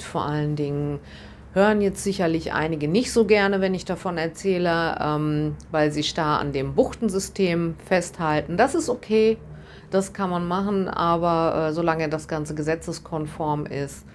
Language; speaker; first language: German; native; German